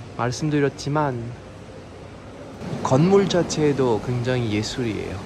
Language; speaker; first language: Korean; non-native, fluent; French